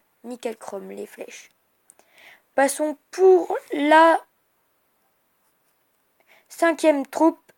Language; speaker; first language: French; native; French